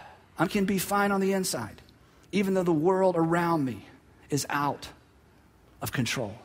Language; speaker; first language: English; native; English